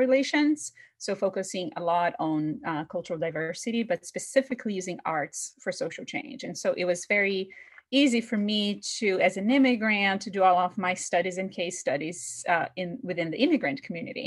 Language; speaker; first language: English; non-native, fluent; Portuguese